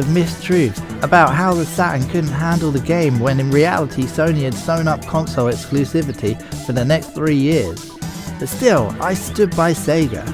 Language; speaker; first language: English; native; English